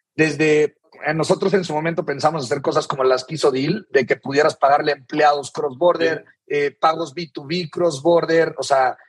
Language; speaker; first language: Spanish; native; Spanish